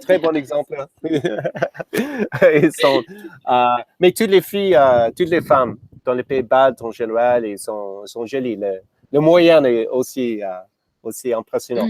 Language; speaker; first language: French; non-native, fluent; English